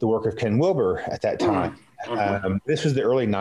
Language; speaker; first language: English; native; English